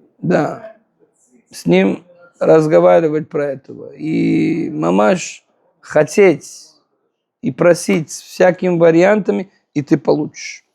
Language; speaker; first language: Russian; non-native, fluent; Hebrew